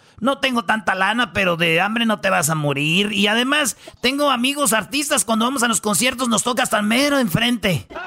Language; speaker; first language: Spanish; native; Spanish